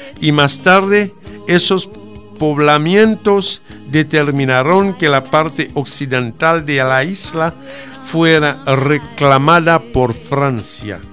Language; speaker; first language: Spanish; non-native, fluent; Haitian Creole